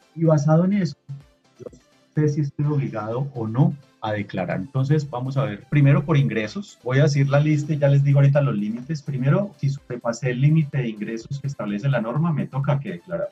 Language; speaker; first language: Spanish; native; Spanish